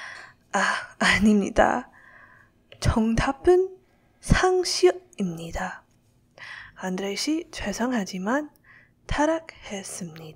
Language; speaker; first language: Korean; non-native, learner; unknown